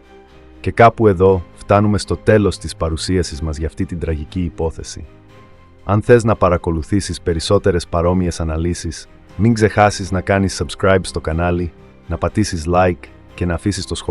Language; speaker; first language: Greek; native; Greek